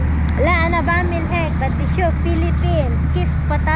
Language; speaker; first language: Arabic; non-native, learner; Filipino